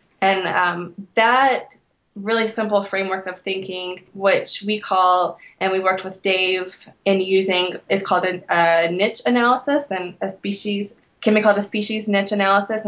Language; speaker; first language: English; native; English